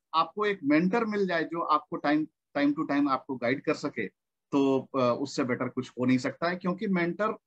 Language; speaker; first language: Hindi; native; Hindi